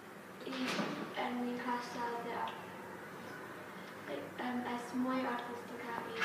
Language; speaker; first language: Spanish; non-native, learner; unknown